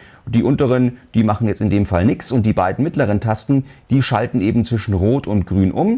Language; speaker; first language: German; native; German